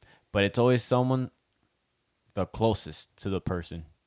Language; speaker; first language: English; early bilingual, other home language; Spanish